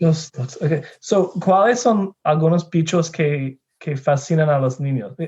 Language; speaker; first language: Spanish; non-native, fluent; English